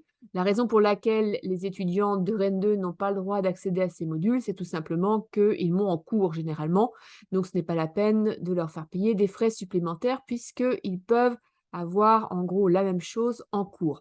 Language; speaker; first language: French; native; French